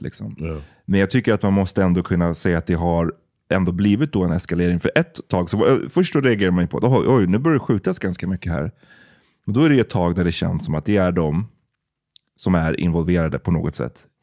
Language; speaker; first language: Swedish; native; Swedish